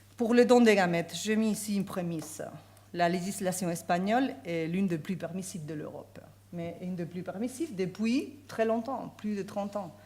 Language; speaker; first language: French; non-native, fluent; Spanish